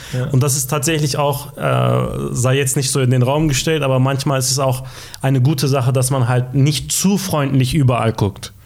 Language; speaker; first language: German; early bilingual, other home language; Turkish